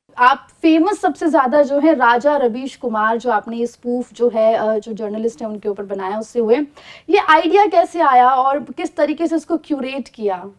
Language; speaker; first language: Hindi; native; Hindi